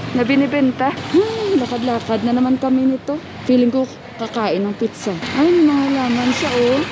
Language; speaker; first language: Filipino; native; Filipino